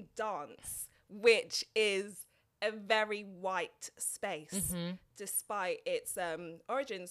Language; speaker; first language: English; native; English